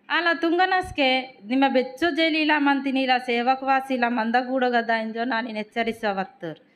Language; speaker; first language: Telugu; non-native, local second language; Koya